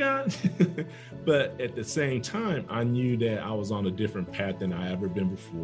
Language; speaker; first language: English; native; English